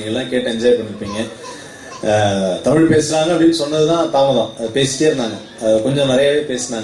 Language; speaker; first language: Tamil; native; Tamil